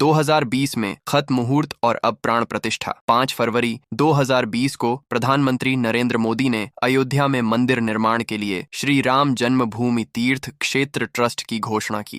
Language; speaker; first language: Hindi; native; Hindi